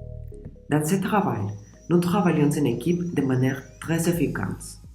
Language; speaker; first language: French; non-native, learner; Spanish